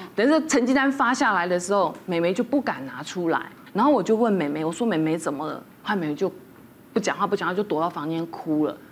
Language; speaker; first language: Chinese; native; Chinese